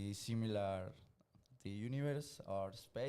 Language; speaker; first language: English; non-native, learner; Spanish